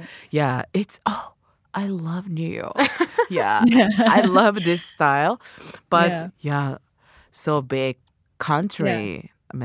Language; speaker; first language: English; non-native, learner; Japanese